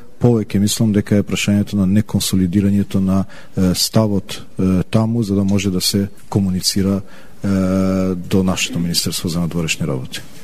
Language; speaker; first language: Macedonian; native; Macedonian